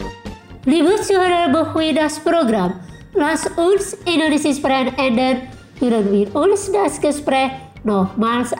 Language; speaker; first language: German; non-native, learner; Indonesian